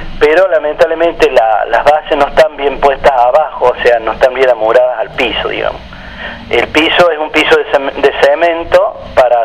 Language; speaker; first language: Spanish; native; Spanish